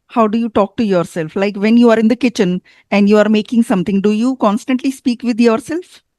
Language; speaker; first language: English; non-native, fluent; Hindi